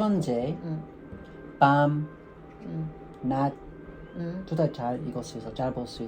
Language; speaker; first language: Korean; non-native, learner; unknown